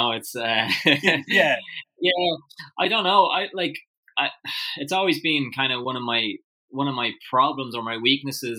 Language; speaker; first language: English; native; English